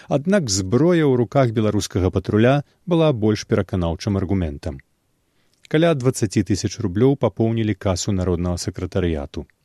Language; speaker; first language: Belarusian; native; Belarusian